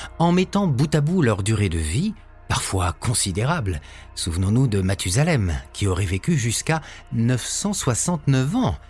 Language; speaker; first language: French; native; French